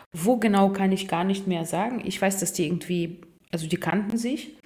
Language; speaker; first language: German; non-native, fluent; Russian